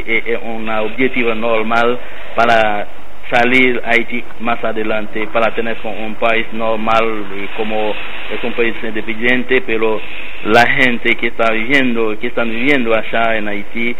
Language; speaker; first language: Spanish; non-native, learner; Haitian Creole